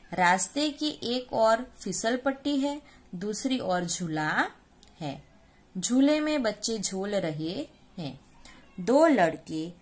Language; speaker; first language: Hindi; non-native, local second language; Gujarati